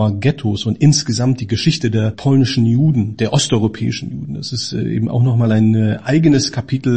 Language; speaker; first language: German; native; German